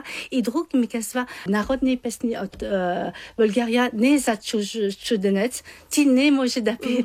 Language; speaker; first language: Bulgarian; non-native, learner; French